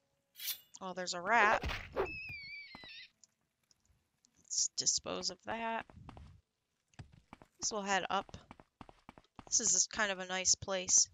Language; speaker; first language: English; native; English